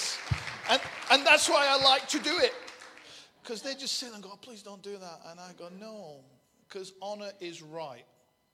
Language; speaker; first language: English; native; English